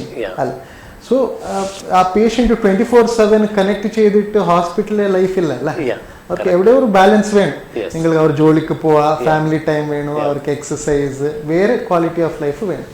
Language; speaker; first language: Malayalam; non-native, learner; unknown